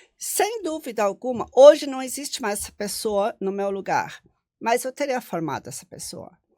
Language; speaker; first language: Portuguese; non-native, local second language; German